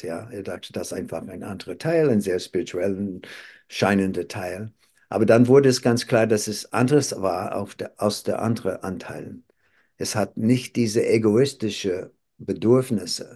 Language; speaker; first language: German; non-native, fluent; English